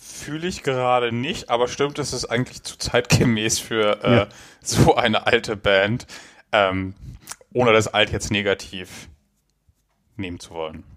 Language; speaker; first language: German; native; German